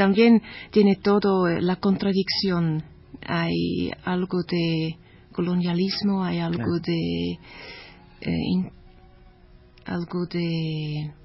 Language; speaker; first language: Spanish; non-native, learner; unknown